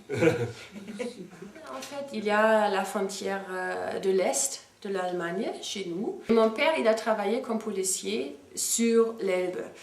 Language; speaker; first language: French; non-native, fluent; German